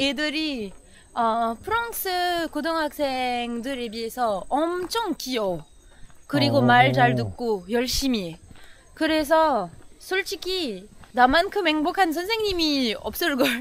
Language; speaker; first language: Korean; non-native, fluent; French